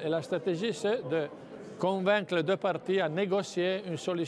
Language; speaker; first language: French; non-native, fluent; Italian